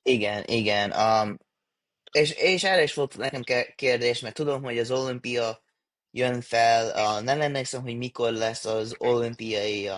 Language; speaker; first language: Hungarian; early bilingual, heritage; English